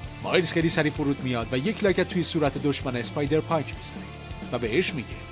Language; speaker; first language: Persian; native; Persian